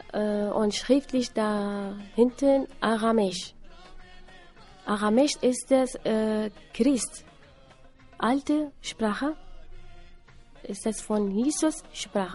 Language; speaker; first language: German; non-native, learner; Assyrian Neo-Aramaic